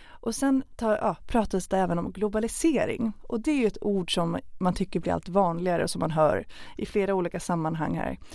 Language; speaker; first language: Swedish; native; Swedish